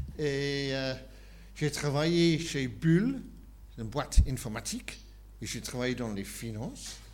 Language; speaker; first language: French; non-native, fluent; English